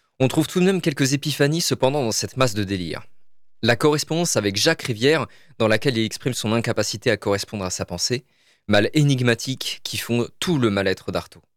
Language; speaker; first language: French; native; French